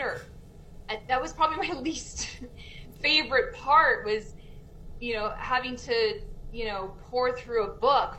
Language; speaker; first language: English; native; English